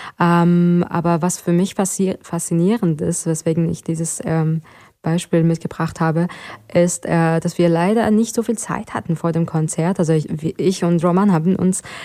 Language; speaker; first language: German; non-native, fluent; Persian